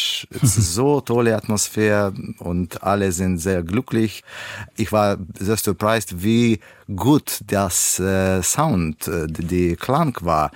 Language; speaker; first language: German; non-native, fluent; Russian